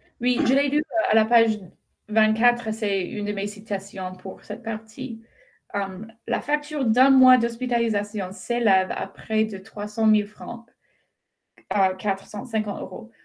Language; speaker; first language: French; non-native, fluent; English